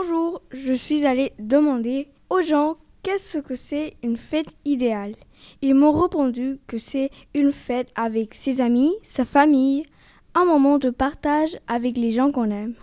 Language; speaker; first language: French; non-native, learner; Spanish